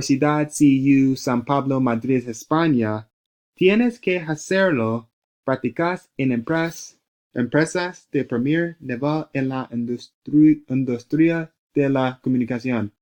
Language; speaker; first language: Spanish; non-native, learner; English